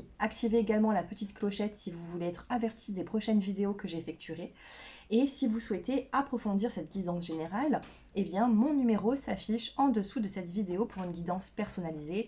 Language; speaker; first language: French; native; French